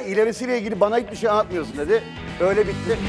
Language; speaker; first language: Turkish; native; Turkish